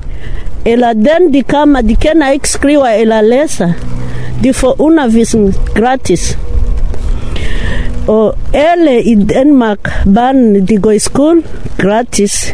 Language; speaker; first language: Danish; non-native, learner; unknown